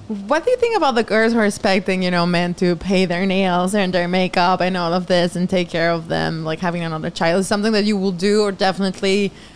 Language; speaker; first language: English; non-native, fluent; Spanish